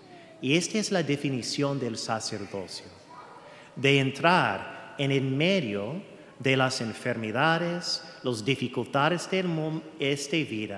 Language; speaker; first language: Spanish; early bilingual, heritage; English